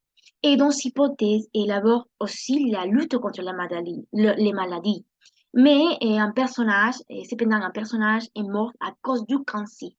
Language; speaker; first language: French; non-native, learner; Spanish